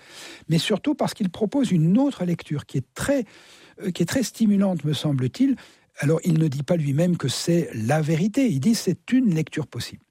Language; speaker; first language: French; native; French